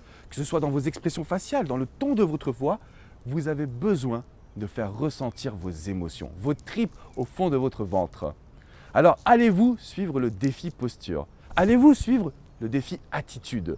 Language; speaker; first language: French; native; French